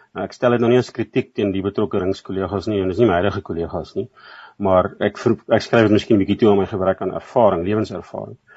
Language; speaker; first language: Afrikaans; native; Afrikaans